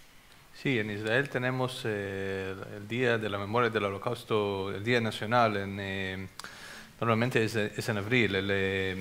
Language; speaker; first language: Spanish; non-native, fluent; Hebrew